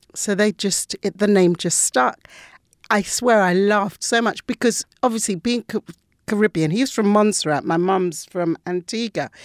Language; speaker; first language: English; native; English